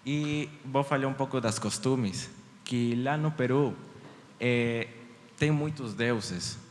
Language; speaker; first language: Portuguese; early bilingual, heritage; Portuguese